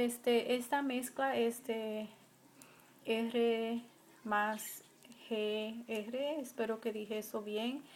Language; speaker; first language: Spanish; early bilingual, heritage; Spanish